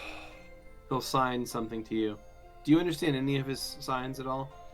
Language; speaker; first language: English; native; English